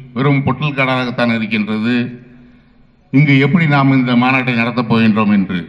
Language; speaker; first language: Tamil; native; Tamil